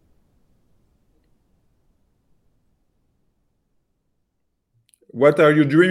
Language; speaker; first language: English; non-native, fluent; French